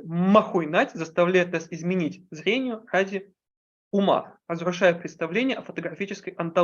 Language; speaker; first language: Russian; native; Russian